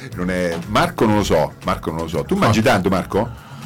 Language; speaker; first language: Italian; native; Italian